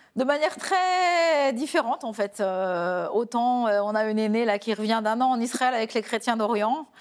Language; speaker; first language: French; native; French